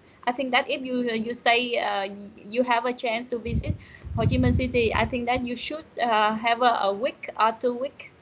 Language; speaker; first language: English; non-native, learner; Vietnamese